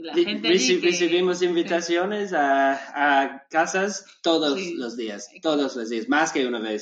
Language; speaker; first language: Spanish; non-native, learner; English